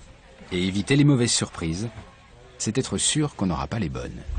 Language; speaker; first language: French; native; French